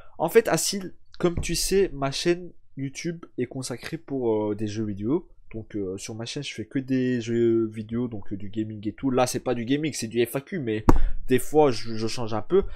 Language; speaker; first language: French; early bilingual, other home language; Turkish